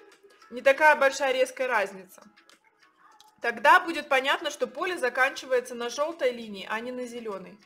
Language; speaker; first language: Russian; native; Russian